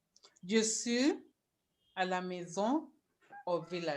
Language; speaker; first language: French; non-native, learner; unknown